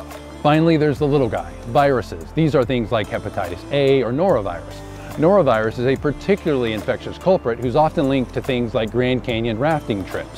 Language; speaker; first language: English; native; English